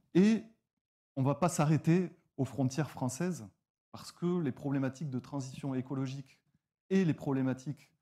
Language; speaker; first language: French; native; French